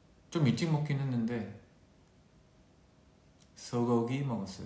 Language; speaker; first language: Korean; early bilingual, heritage; Korean